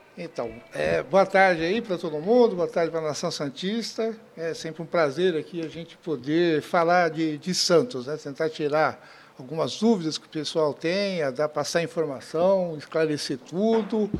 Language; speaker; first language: Portuguese; early bilingual, other home language; Spanish